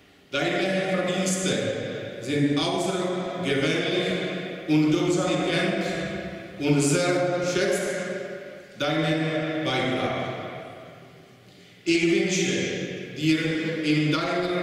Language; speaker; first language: German; non-native, fluent; Czech